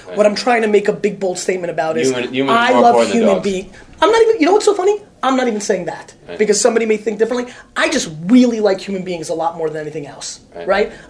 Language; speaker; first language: English; native; English